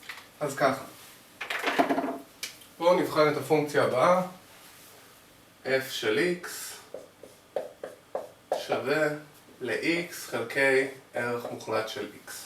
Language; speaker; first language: Hebrew; native; Hebrew